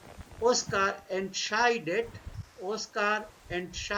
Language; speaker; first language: German; non-native, fluent; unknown